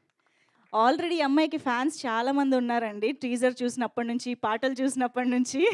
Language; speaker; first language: Telugu; native; Telugu